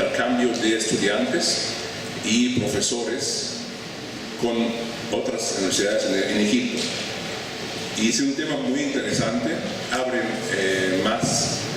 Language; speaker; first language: Spanish; non-native, fluent; Arabic